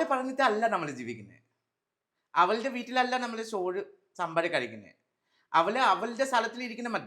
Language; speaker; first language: Malayalam; non-native, fluent; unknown